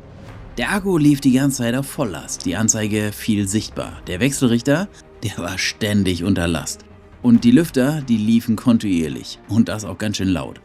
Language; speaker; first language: German; native; German